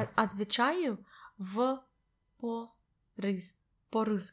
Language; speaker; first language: Russian; non-native, learner; English